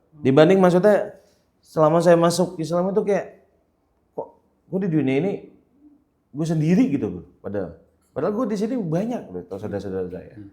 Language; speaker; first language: Indonesian; native; Indonesian